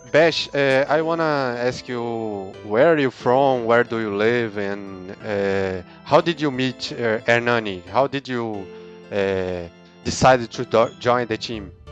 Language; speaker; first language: English; non-native, learner; Portuguese